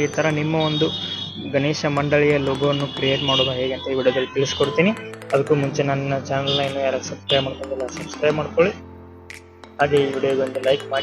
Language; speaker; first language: Kannada; native; Kannada